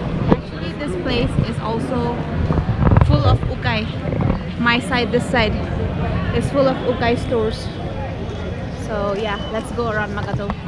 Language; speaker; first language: English; non-native, local second language; Hindi